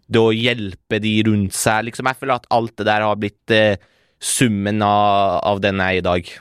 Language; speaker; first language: Norwegian; early bilingual, other home language; Persian